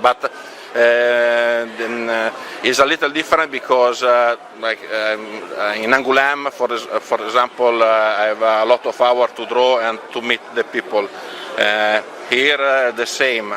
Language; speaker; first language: English; non-native, learner; Italian